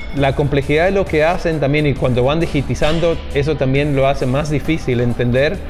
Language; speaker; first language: Spanish; native; Spanish